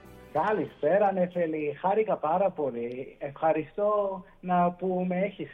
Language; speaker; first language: Greek; early bilingual, heritage; Greek